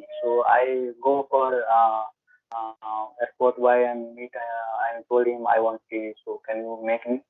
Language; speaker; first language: English; non-native, learner; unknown